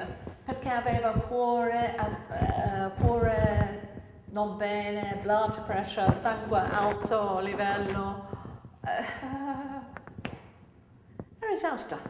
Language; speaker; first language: Italian; non-native, fluent; English